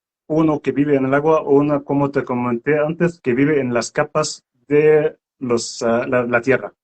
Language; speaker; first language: Spanish; non-native, learner; Arabic